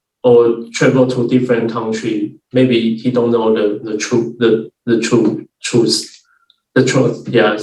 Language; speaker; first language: English; non-native, learner; Chinese